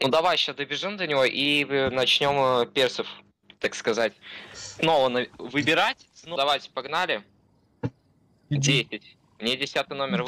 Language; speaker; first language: Russian; native; Russian